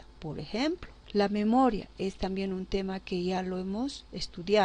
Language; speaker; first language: Spanish; native; Spanish